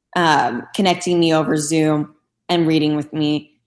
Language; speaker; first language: English; non-native, fluent; Turkish